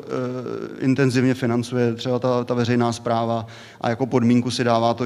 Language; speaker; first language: Czech; native; Czech